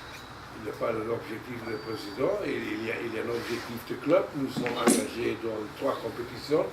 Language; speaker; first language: French; non-native, fluent; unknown